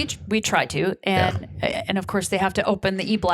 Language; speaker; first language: English; native; English